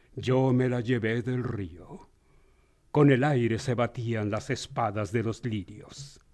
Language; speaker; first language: Spanish; native; Spanish